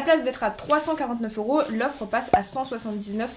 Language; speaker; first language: French; native; French